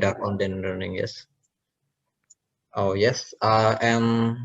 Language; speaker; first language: English; non-native, learner; Indonesian